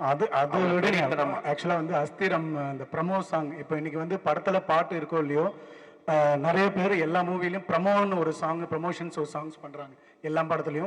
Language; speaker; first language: Tamil; native; Tamil